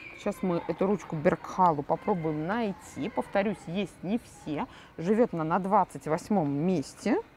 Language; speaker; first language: Russian; native; Russian